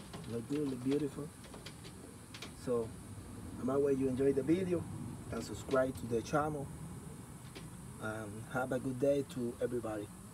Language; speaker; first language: English; non-native, learner; Spanish